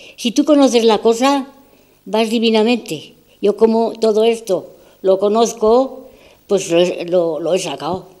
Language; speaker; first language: Spanish; native; Spanish